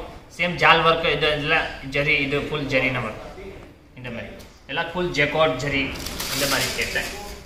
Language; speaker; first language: Tamil; non-native, learner; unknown